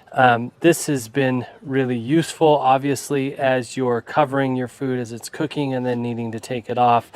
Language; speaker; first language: English; native; English